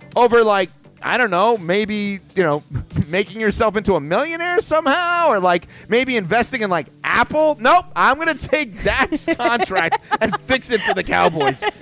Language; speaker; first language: English; native; English